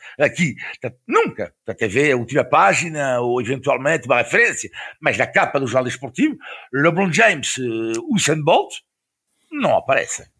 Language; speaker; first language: Portuguese; non-native, fluent; French